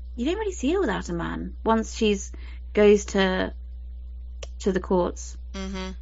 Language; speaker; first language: English; native; English